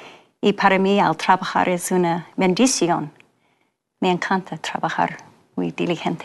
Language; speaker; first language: Spanish; non-native, fluent; English